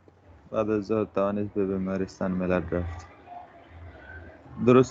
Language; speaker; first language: Persian; non-native, learner; Urdu